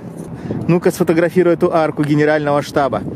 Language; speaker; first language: Russian; native; Russian